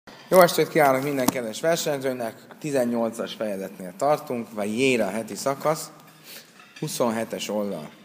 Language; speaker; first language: Hungarian; native; Hungarian